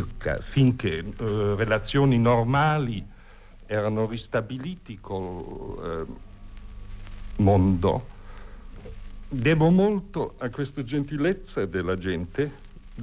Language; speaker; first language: Italian; non-native, fluent; German